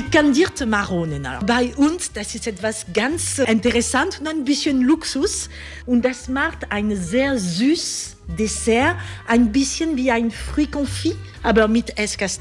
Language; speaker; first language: German; non-native, fluent; French